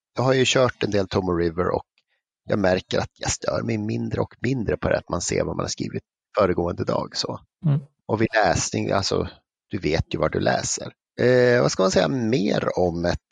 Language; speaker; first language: Swedish; native; Swedish